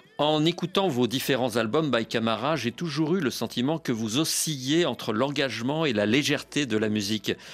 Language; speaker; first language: French; native; French